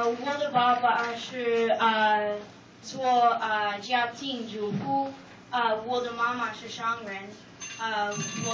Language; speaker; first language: Chinese; non-native, learner; English